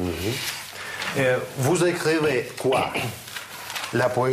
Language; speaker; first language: French; non-native, fluent; Russian